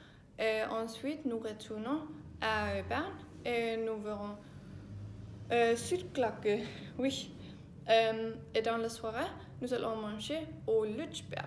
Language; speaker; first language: French; non-native, learner; Danish